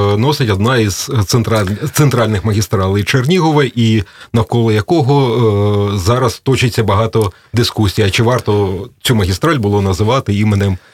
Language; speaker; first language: Ukrainian; native; Ukrainian